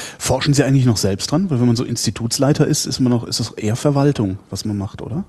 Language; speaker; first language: German; native; German